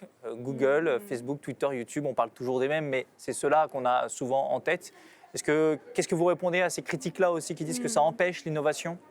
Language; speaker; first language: French; native; French